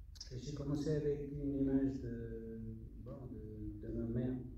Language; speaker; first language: French; non-native, fluent; English